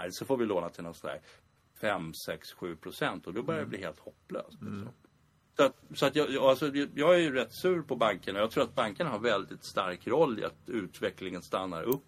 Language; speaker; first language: Swedish; native; Swedish